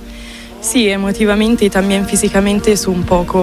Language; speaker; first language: Spanish; non-native, fluent; Italian